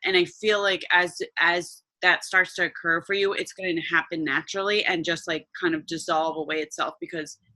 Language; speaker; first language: English; native; English